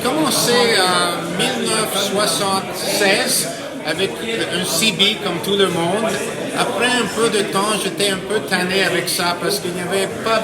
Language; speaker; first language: French; non-native, local second language; English